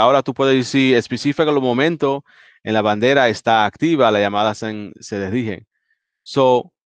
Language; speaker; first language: Spanish; early bilingual, heritage; Spanish